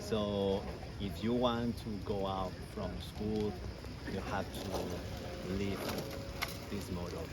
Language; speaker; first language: English; non-native, learner; Spanish